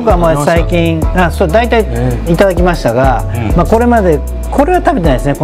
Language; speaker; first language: Japanese; native; Japanese